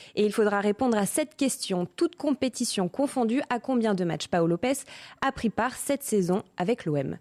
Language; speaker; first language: French; native; French